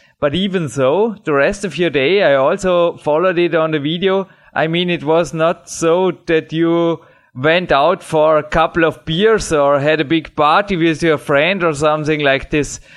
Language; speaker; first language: English; non-native, fluent; German